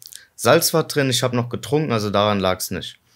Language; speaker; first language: German; native; German